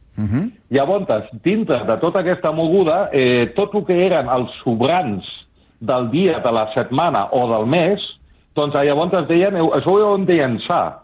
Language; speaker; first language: Catalan; early bilingual, other home language; German